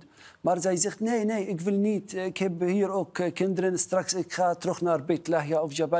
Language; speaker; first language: Dutch; non-native, learner; Arabic